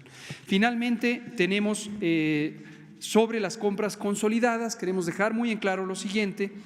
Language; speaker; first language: Spanish; native; Spanish